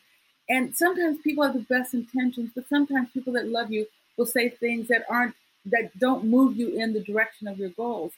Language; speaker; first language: English; native; English